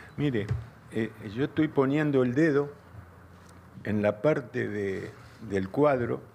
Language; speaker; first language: Spanish; native; Spanish